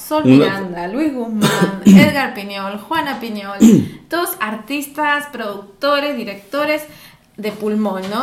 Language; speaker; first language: Spanish; native; Spanish